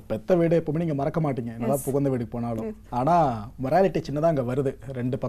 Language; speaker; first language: Tamil; native; Tamil